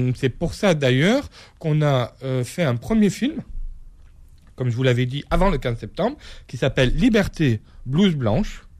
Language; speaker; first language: French; native; French